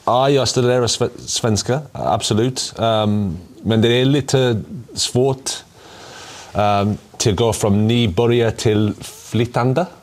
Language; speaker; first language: Swedish; non-native, learner; English